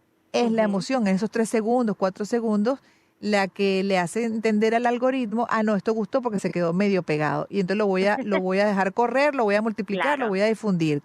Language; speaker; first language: Spanish; native; Spanish